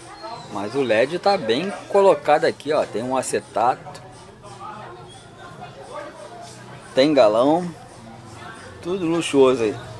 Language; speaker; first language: Portuguese; native; Portuguese